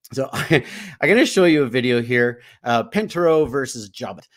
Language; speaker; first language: English; native; English